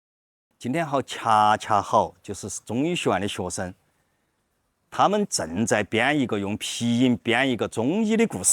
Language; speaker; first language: Chinese; native; Chinese